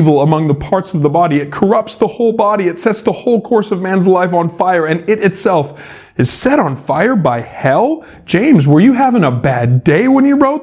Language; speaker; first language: English; native; English